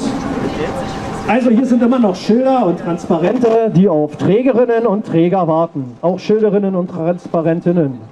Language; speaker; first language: German; native; German